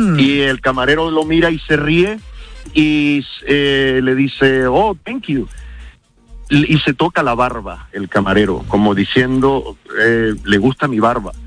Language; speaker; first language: Spanish; early bilingual, heritage; Spanish